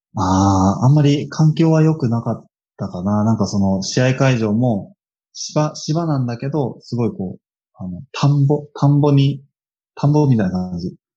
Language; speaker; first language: Japanese; native; Japanese